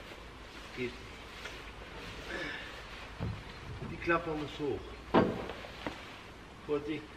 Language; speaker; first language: German; native; German